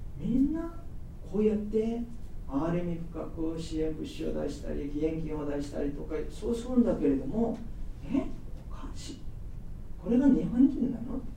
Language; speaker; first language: Japanese; non-native, fluent; Korean